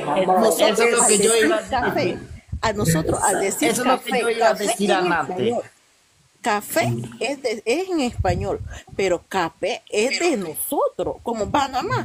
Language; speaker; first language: Spanish; non-native, local second language; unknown